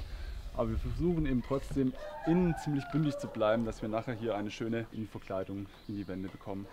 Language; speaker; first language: German; native; German